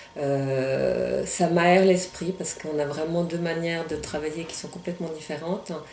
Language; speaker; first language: French; non-native, local second language; German